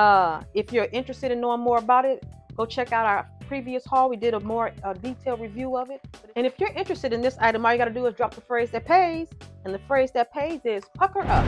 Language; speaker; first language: English; native; English